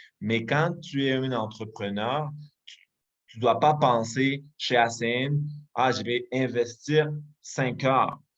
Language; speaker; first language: French; non-native, fluent; Spanish